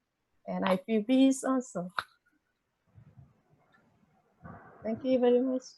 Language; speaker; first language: English; non-native, learner; Vietnamese